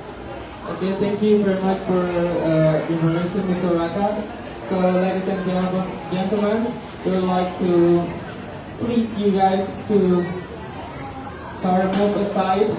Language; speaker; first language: English; non-native, fluent; Indonesian